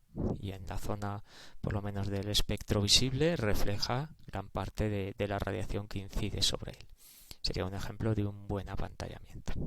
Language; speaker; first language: Spanish; native; Spanish